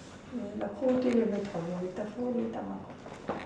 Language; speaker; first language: Hebrew; non-native, fluent; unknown